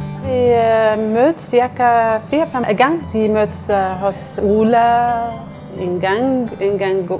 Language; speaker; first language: Danish; non-native, learner; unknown